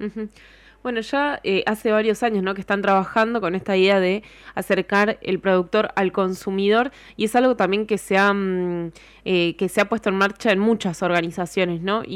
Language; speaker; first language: Spanish; native; Spanish